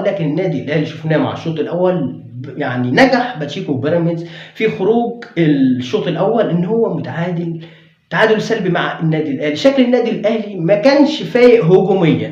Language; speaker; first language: Arabic; native; Arabic